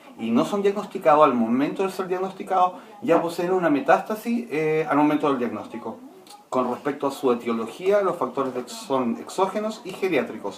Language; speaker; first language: Spanish; native; Spanish